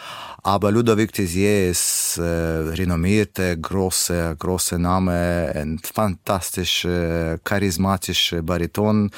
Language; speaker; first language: German; non-native, learner; Russian